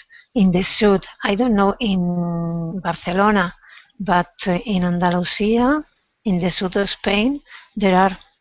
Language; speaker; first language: English; non-native, learner; Spanish